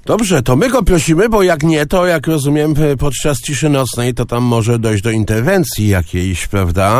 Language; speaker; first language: Polish; native; Polish